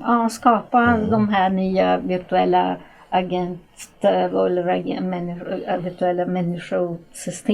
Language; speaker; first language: Swedish; non-native, fluent; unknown